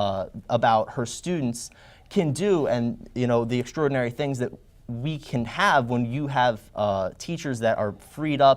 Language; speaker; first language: English; native; English